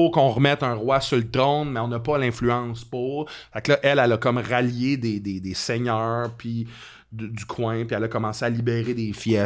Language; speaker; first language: French; native; French